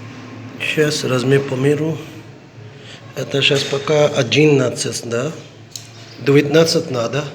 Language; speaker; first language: Russian; non-native, learner; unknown